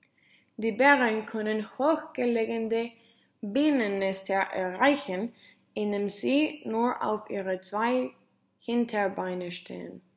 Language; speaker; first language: German; non-native, learner; Spanish